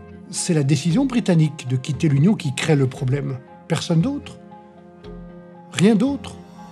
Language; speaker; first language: French; native; French